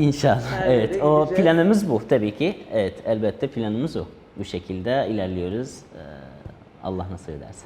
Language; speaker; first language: Turkish; non-native, fluent; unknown